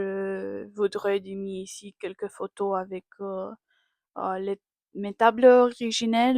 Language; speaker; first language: French; non-native, learner; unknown